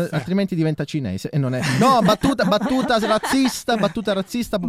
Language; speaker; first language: Italian; native; Italian